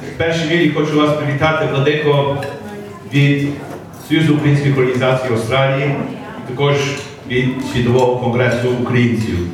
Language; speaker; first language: Ukrainian; early bilingual, heritage; Ukrainian